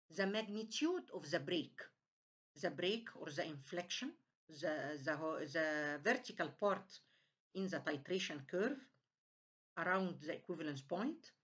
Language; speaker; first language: English; non-native, fluent; Arabic